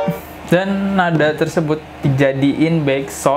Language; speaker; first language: Indonesian; native; Indonesian